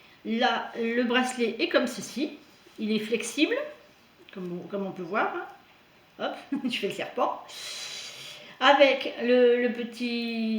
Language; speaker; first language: French; native; French